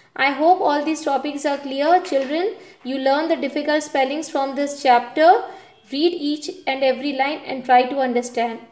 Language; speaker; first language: English; non-native, local second language; Hindi